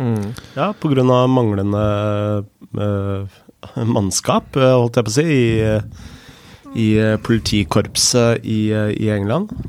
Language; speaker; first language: Norwegian; native; Norwegian